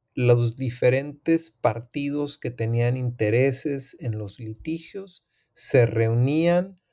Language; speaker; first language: Spanish; native; Spanish